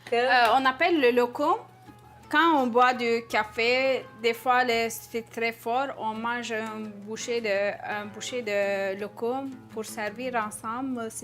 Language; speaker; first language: French; non-native, learner; Turkish